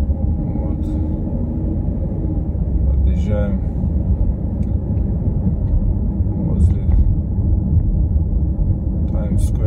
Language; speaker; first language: Russian; non-native, fluent; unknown